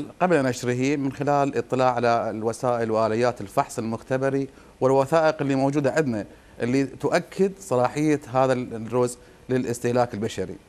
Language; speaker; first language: Arabic; native; Arabic